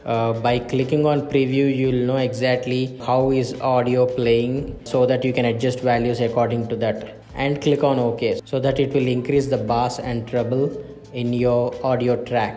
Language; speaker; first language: English; non-native, local second language; Telugu